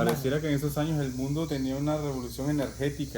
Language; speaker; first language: Spanish; native; Spanish